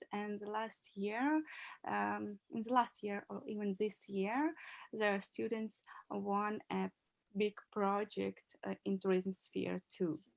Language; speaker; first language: English; non-native, learner; Ukrainian